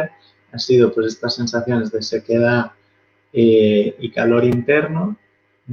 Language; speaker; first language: Spanish; native; Spanish